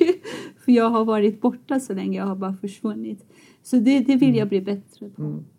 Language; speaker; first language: Swedish; non-native, fluent; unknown